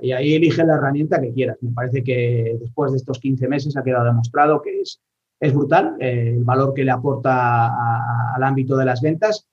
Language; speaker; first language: Spanish; native; Spanish